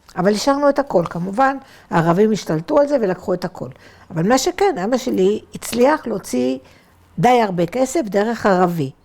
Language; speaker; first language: Hebrew; non-native, fluent; French